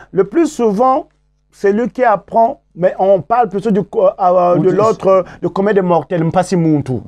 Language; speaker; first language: French; non-native, local second language; Kongo